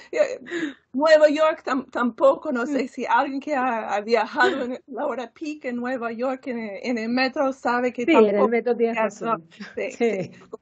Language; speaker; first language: Spanish; non-native, fluent; English